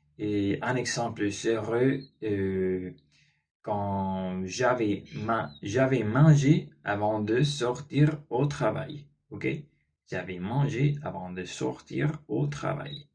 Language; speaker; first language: French; non-native, learner; Spanish